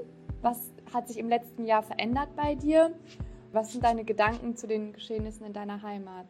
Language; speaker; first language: German; early bilingual, other home language; Turkish